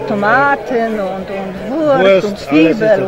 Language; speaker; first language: German; non-native, learner; Polish